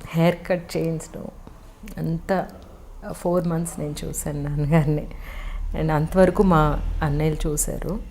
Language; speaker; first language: Telugu; native; Telugu